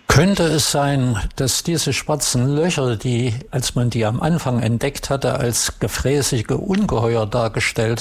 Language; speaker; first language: German; native; German